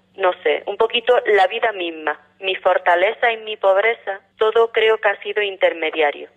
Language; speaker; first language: Spanish; native; Spanish